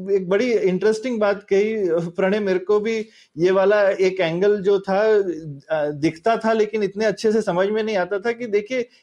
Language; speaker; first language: Hindi; native; Hindi